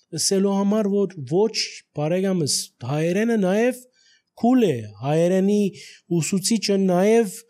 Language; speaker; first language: Armenian; early bilingual, heritage; Armenian